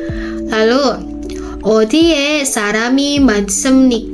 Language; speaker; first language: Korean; non-native, fluent; Indonesian